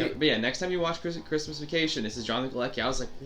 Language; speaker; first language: English; native; English